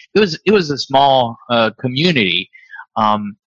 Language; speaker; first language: English; non-native, fluent; Spanish